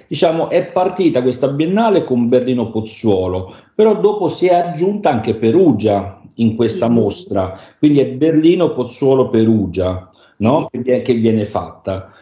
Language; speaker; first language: Italian; native; Italian